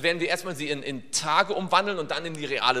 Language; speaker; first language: German; native; German